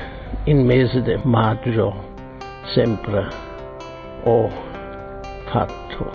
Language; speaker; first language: Italian; non-native, fluent; German